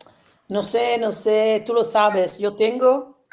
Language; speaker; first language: Spanish; non-native, learner; Italian